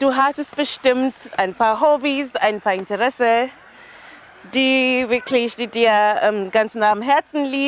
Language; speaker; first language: German; non-native, fluent; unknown